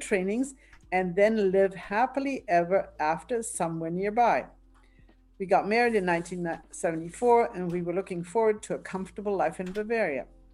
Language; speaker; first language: English; non-native, fluent; German